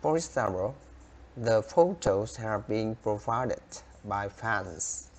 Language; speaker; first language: English; non-native, learner; Vietnamese